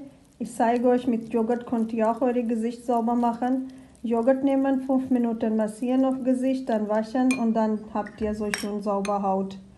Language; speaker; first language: German; non-native, learner; Urdu